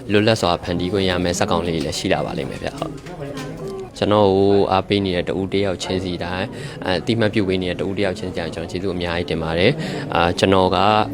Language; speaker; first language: Burmese; native; Burmese